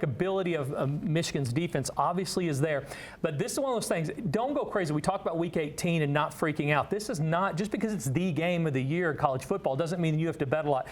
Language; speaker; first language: English; native; English